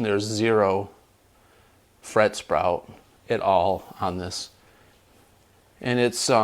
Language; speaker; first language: English; native; English